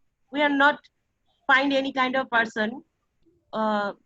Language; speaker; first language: English; non-native, learner; Bangla